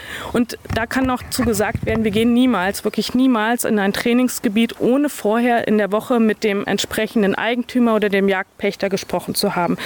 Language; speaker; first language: German; native; German